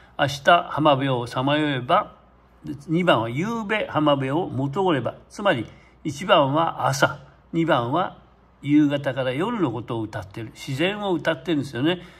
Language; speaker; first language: Japanese; native; Japanese